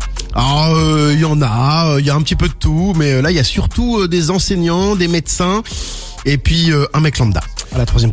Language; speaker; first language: French; native; French